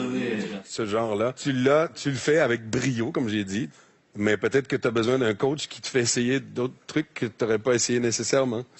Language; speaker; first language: French; native; French